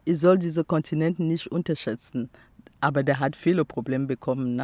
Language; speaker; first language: German; non-native, local second language; French